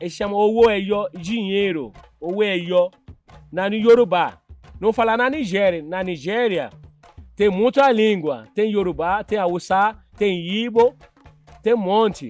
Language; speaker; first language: Portuguese; non-native, learner; Yoruba